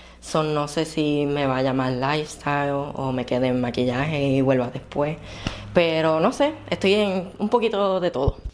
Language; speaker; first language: Spanish; native; Spanish